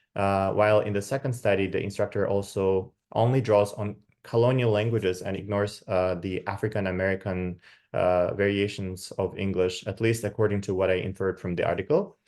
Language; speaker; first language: English; non-native, fluent; Kazakh